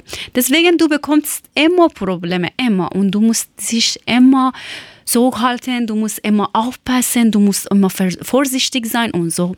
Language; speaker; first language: German; non-native, fluent; Persian